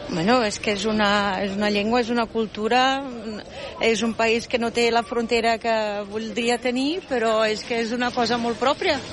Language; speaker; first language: Catalan; non-native, fluent; Spanish